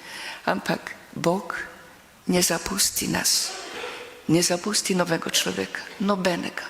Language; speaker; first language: Slovenian; non-native, fluent; Polish